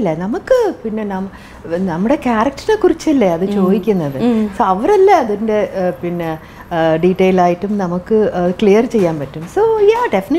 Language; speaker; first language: Malayalam; non-native, fluent; Tamil